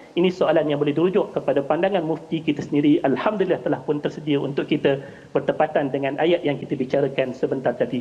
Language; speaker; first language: Malay; native; Malay